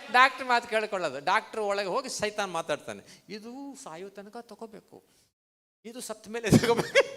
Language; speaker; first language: Kannada; non-native, local second language; Tamil